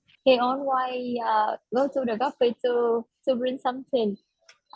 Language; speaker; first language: English; non-native, learner; Vietnamese